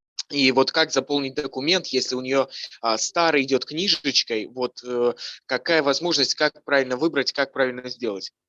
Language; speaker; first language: Russian; native; Russian